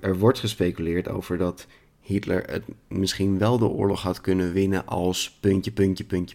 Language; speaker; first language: Dutch; native; Dutch